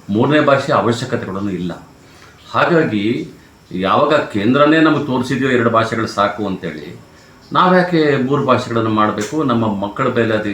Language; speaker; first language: Kannada; native; Kannada